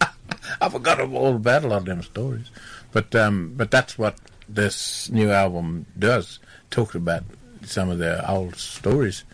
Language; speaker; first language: English; native; English